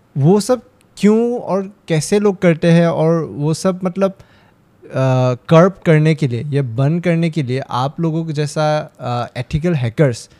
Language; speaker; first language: Hindi; non-native, local second language; Assamese